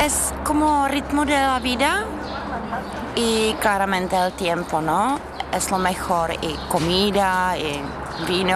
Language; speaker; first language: Spanish; non-native, fluent; Czech